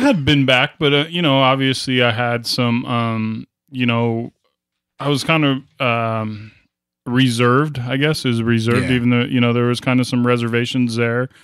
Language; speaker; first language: English; native; English